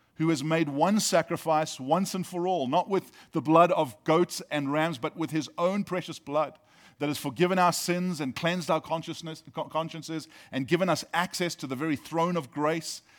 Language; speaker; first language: English; native; English